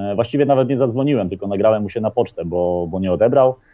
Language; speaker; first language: Polish; native; Polish